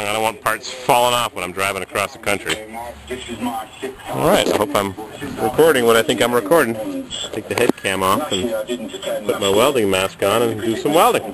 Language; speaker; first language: English; native; English